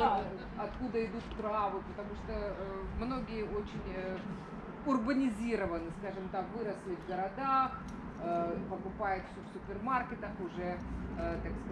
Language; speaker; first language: Russian; native; Russian